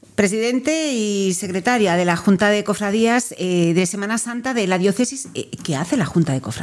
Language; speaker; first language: Spanish; native; Spanish